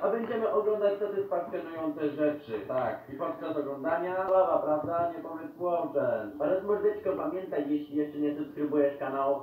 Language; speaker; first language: Polish; native; Polish